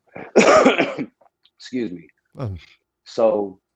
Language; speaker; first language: English; native; English